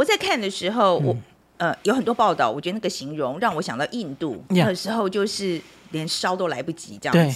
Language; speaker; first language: Chinese; native; Chinese